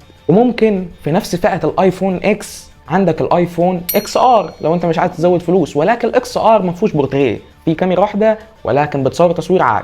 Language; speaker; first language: Arabic; native; Arabic